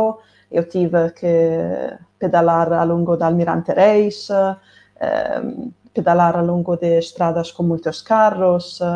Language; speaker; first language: Portuguese; non-native, fluent; Italian